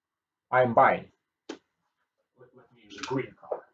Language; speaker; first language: English; non-native, fluent; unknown